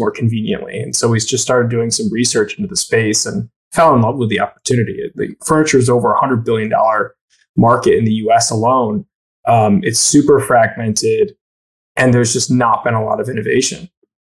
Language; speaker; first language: English; native; English